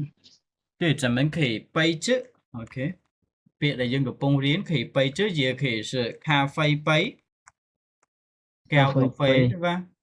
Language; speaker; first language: Chinese; non-native, fluent; Khmer